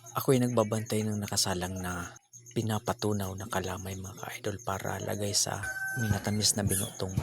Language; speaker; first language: Filipino; non-native, local second language; Bikol